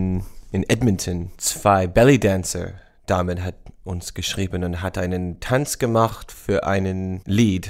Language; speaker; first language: German; non-native, learner; English